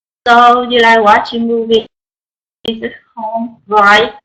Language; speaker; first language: English; non-native, learner; Vietnamese